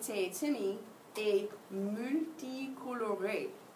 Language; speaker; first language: French; non-native, fluent; English